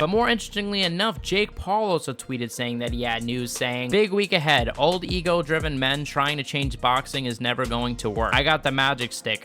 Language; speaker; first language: English; native; English